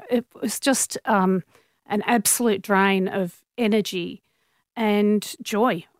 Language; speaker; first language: English; native; English